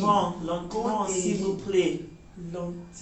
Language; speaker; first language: French; non-native, learner; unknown